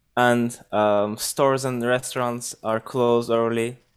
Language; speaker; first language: English; non-native, fluent; Turkish